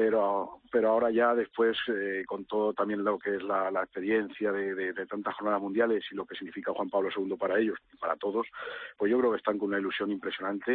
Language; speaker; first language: Spanish; native; Spanish